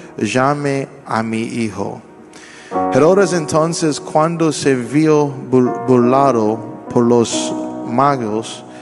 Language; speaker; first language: Spanish; non-native, learner; English